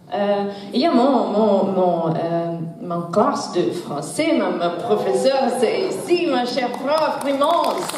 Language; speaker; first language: French; non-native, learner; Portuguese